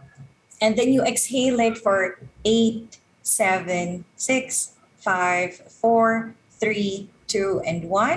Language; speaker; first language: English; non-native, local second language; Filipino